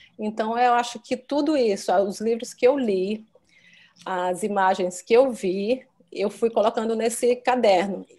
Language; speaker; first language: Portuguese; native; Portuguese